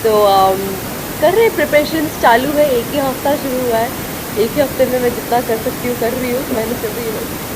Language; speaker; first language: Hindi; early bilingual, heritage; Hindi